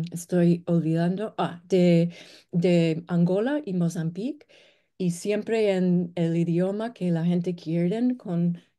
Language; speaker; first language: Spanish; non-native, fluent; English